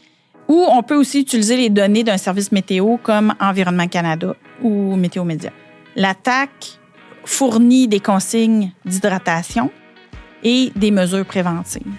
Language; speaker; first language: French; native; French